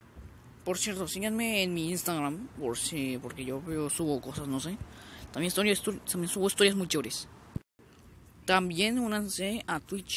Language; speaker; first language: Spanish; native; Spanish